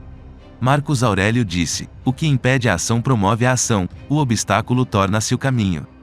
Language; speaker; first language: Portuguese; native; Portuguese